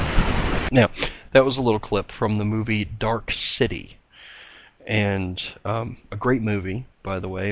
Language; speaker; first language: English; native; English